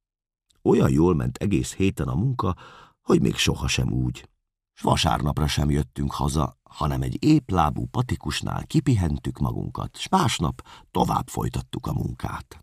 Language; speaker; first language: Hungarian; native; Hungarian